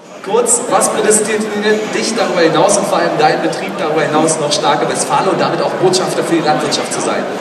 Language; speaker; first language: German; native; German